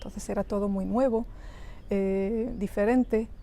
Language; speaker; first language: Spanish; early bilingual, other home language; Arabic